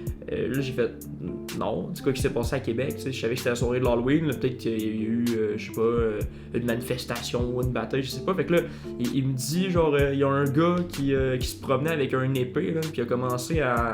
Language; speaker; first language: French; native; French